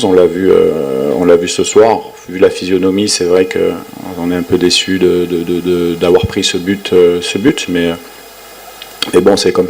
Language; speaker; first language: French; native; French